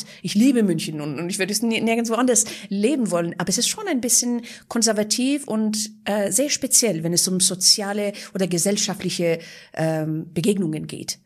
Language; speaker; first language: German; non-native, fluent; Persian